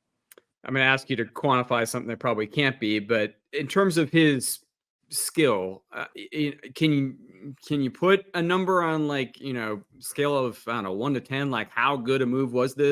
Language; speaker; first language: English; native; English